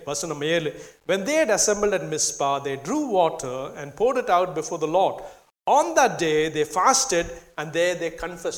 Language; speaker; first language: English; non-native, local second language; Tamil